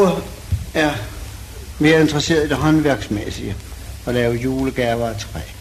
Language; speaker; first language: Danish; native; Danish